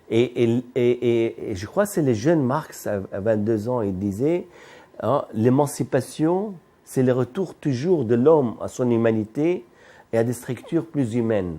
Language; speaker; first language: French; non-native, fluent; Arabic